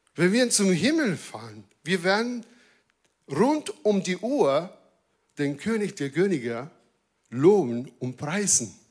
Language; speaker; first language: German; non-native, fluent; Spanish